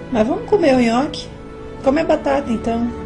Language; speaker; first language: Portuguese; native; Portuguese